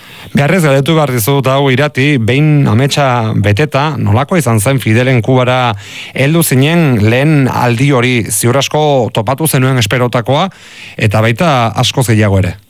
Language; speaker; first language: Basque; native; Basque